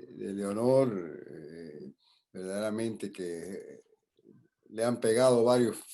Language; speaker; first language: Spanish; non-native, fluent; English